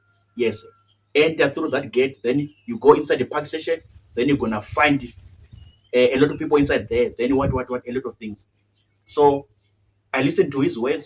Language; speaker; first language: English; non-native, local second language; Shona